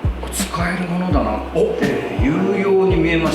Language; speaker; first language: Japanese; native; Japanese